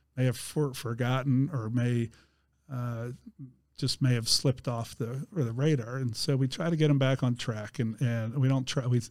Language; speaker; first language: English; native; English